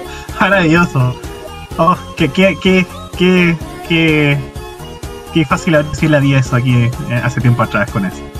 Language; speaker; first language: Spanish; native; Spanish